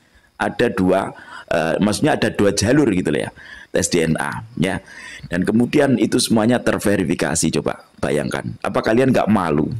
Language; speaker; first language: Indonesian; non-native, local second language; Javanese